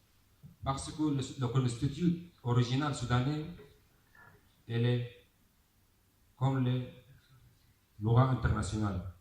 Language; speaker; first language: French; non-native, learner; Arabic